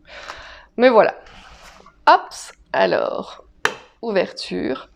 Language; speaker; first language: French; native; French